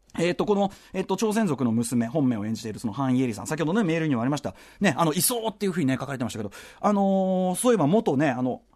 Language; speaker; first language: Japanese; native; Japanese